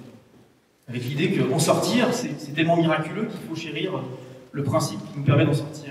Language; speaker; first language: French; native; French